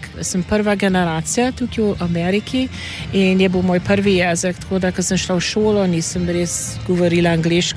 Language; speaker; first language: Slovenian; early bilingual, heritage; Slovenian